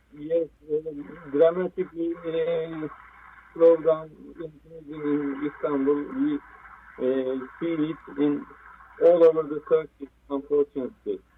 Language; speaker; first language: English; non-native, learner; Turkish